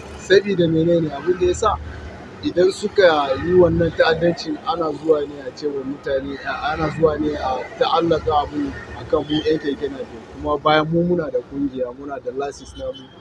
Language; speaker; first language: Hausa; native; Hausa